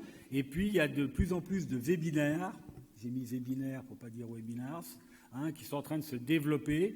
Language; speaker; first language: French; native; French